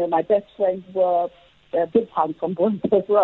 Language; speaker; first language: English; non-native, local second language; Krio